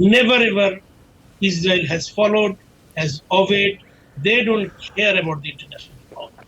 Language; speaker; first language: English; non-native, local second language; Bangla